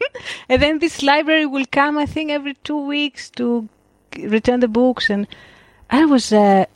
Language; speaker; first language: English; non-native, fluent; Greek